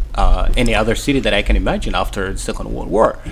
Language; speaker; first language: English; non-native, fluent; Somali